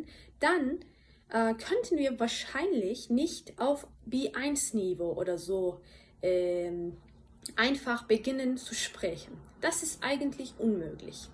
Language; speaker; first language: German; non-native, fluent; Turkish